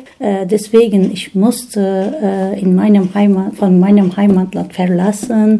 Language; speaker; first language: German; non-native, learner; Turkish